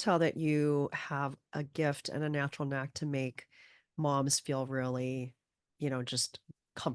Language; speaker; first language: English; native; English